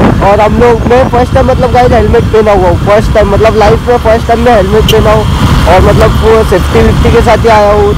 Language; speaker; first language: Hindi; non-native, local second language; Marathi